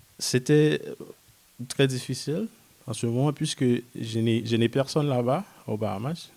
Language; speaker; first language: French; non-native, local second language; Haitian Creole